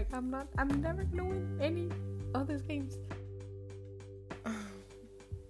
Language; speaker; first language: English; non-native, fluent; Spanish